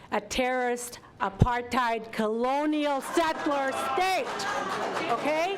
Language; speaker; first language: English; non-native, fluent; Arabic